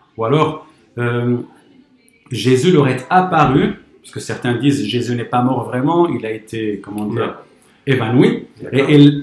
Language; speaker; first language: French; non-native, local second language; Arabic